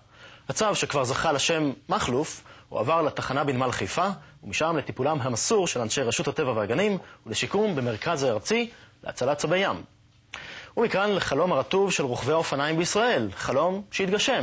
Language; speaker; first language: Hebrew; native; Hebrew